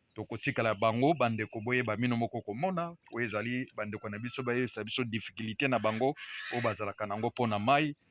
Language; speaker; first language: Lingala; non-native, local second language; Kongo